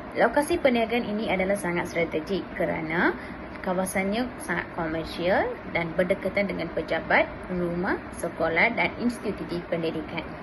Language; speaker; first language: Malay; non-native, local second language; Tamil